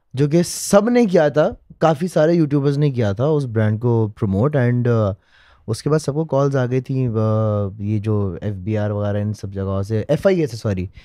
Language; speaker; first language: Urdu; native; Urdu